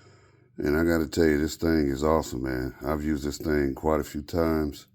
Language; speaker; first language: English; native; English